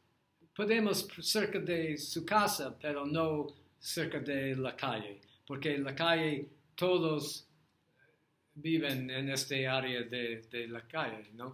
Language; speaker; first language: Spanish; non-native, learner; English